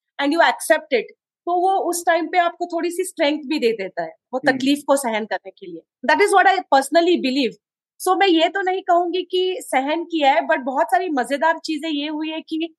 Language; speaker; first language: Hindi; non-native, local second language; Konkani